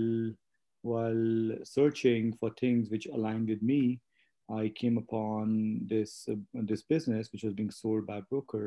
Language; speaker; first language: English; non-native, local second language; Hindi